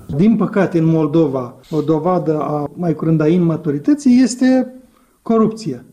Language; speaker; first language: Romanian; native; Romanian